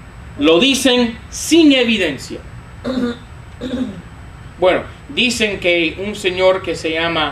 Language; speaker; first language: Spanish; non-native, fluent; English